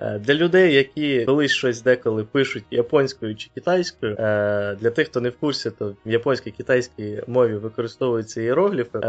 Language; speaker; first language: Ukrainian; non-native, local second language; Russian